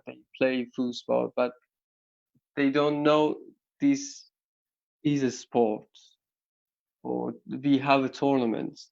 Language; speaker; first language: English; non-native, learner; Persian